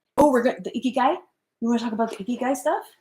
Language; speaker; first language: English; native; English